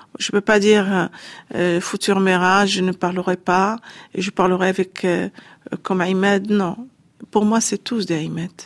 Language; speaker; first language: French; non-native, fluent; Arabic